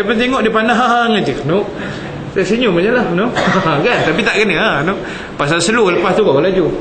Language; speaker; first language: Malay; native; Malay